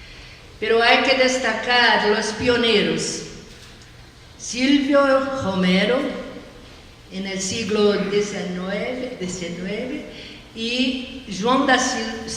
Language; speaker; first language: Spanish; non-native, learner; Portuguese